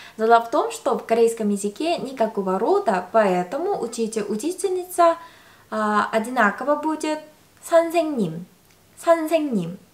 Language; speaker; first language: Russian; non-native, fluent; Korean